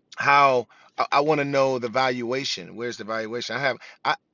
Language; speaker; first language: English; native; English